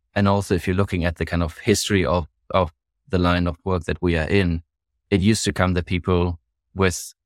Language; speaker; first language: English; non-native, fluent; German